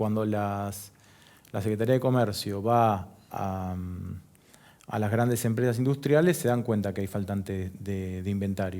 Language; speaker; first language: Spanish; native; Spanish